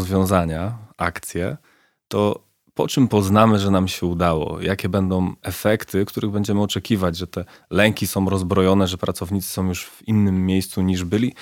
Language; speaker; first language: Polish; native; Polish